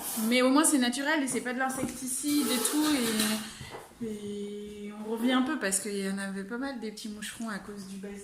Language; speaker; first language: French; native; French